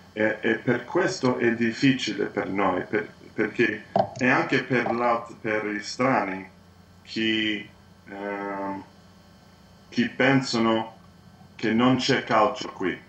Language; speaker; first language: Italian; non-native, learner; English